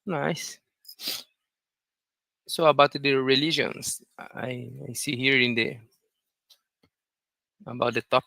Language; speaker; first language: English; non-native, learner; Portuguese